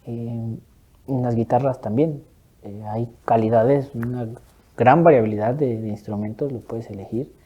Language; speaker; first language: Spanish; native; Spanish